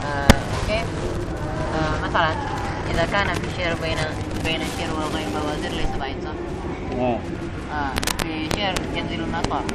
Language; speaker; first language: Arabic; non-native, learner; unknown